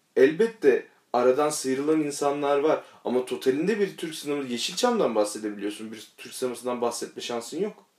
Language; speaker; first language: Turkish; native; Turkish